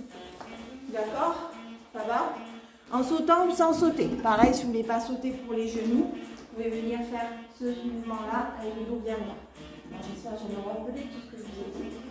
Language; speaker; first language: French; native; French